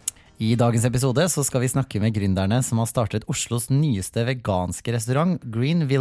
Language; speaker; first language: Norwegian; native; Norwegian